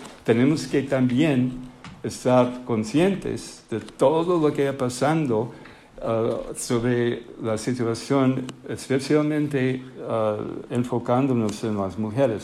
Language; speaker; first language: Spanish; non-native, fluent; English